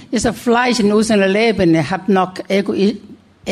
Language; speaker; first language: German; non-native, learner; Thai